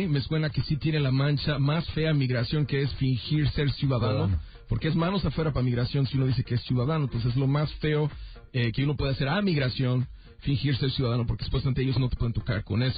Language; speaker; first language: Spanish; native; Spanish